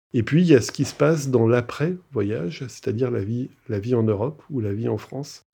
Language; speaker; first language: French; native; French